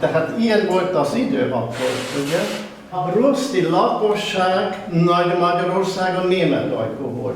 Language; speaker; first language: Hungarian; early bilingual, heritage; German